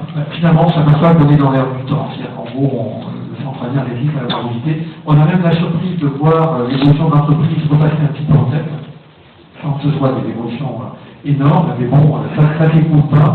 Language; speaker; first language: French; native; French